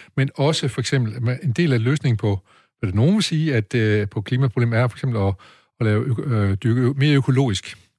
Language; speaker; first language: Danish; native; Danish